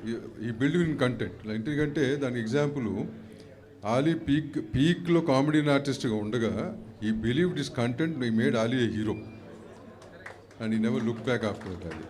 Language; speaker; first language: Telugu; native; Telugu